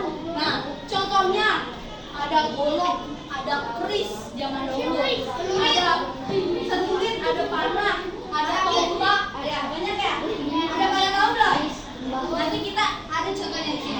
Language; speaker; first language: Indonesian; native; Indonesian